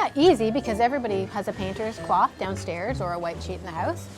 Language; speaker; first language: English; native; English